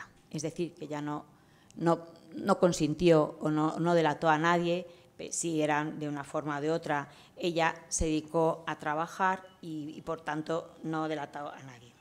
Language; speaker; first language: Spanish; native; Spanish